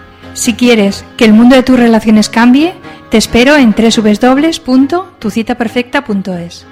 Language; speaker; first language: Spanish; native; Spanish